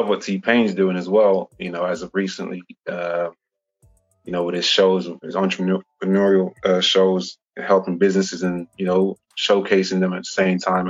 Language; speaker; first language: English; native; English